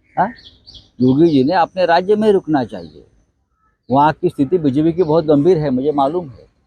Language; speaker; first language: Hindi; non-native, local second language; Marathi